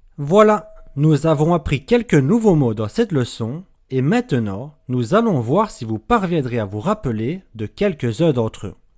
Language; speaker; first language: French; native; French